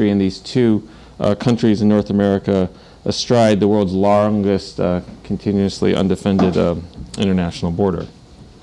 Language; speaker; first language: English; native; English